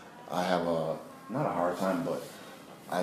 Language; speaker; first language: English; native; English